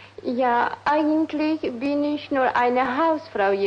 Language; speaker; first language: German; non-native, learner; Ukrainian